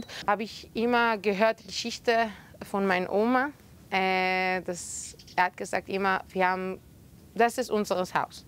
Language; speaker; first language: German; non-native, fluent; Hebrew